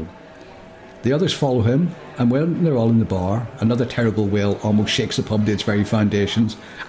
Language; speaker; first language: English; native; English